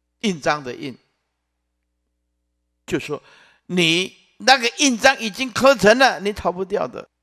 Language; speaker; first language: Chinese; non-native, local second language; Min Nan Chinese